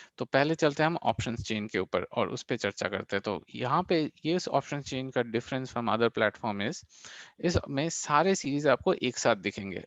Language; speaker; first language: Hindi; non-native, local second language; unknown